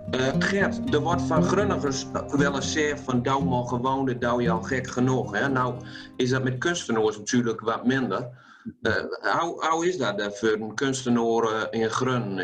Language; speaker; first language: Dutch; native; Dutch